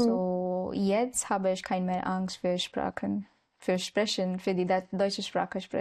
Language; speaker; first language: German; non-native, learner; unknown